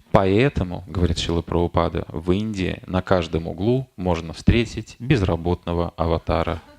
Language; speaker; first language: Russian; native; Russian